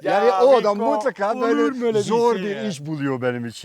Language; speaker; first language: Turkish; non-native, fluent; Dutch